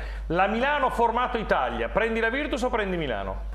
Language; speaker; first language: Italian; native; Italian